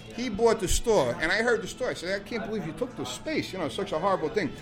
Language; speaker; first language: English; native; English